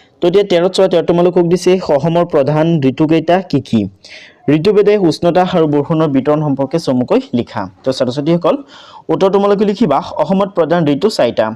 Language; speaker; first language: Assamese; native; Assamese